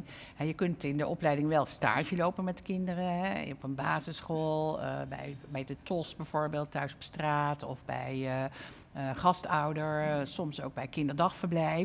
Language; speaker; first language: Dutch; native; Dutch